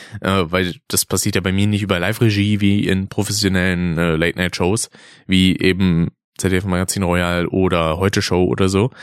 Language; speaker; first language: German; native; German